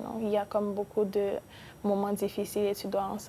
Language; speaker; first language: French; non-native, local second language; Spanish